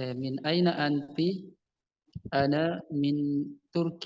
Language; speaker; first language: Arabic; non-native, learner; Indonesian